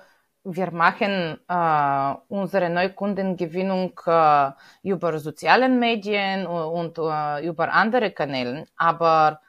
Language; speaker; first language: German; non-native, fluent; Bulgarian